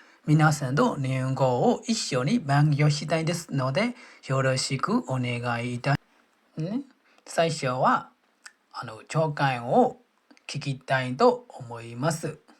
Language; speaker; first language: Japanese; non-native, fluent; Burmese